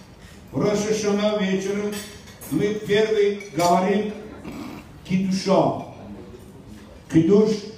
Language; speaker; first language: Russian; non-native, local second language; Tajik